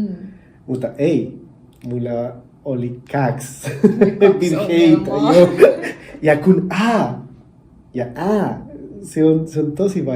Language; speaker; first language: Finnish; non-native, learner; Spanish